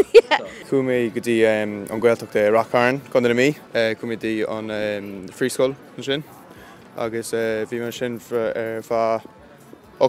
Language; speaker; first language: Irish; non-native, local second language; English